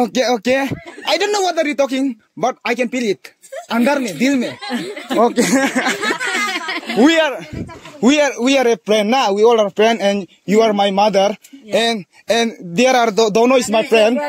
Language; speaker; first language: English; non-native, learner; Adi